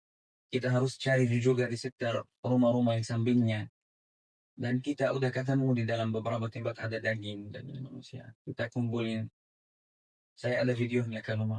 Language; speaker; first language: Indonesian; non-native, fluent; Arabic